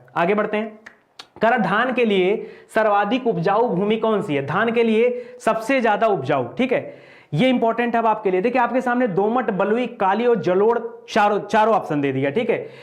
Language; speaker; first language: Hindi; native; Hindi